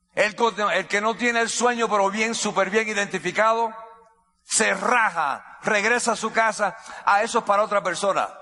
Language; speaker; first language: Spanish; non-native, fluent; English